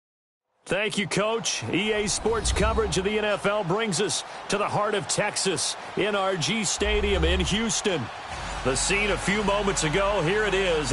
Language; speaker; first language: English; native; English